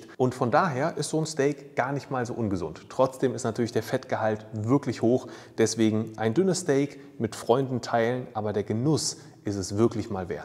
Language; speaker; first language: German; native; German